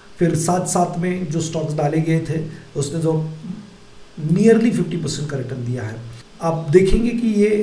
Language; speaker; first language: Hindi; non-native, local second language; Marathi